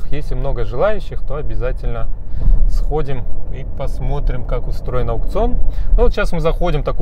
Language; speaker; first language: Russian; native; Russian